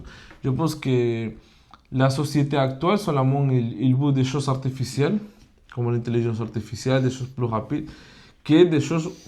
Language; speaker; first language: French; non-native, fluent; Spanish